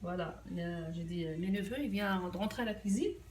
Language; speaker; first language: French; non-native, local second language; Arabic